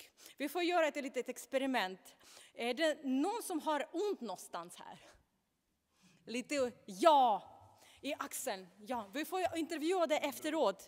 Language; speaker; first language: Swedish; non-native, fluent; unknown